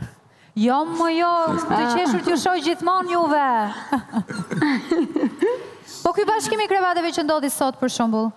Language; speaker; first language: Albanian; native; Albanian